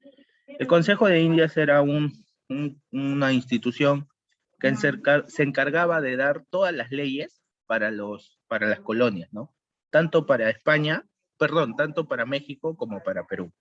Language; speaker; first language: Spanish; native; Spanish